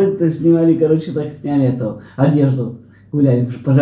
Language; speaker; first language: Russian; native; Russian